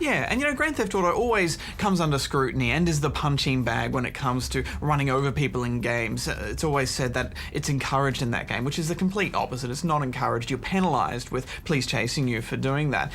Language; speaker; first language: English; native; English